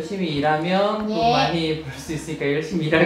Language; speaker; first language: Korean; native; Korean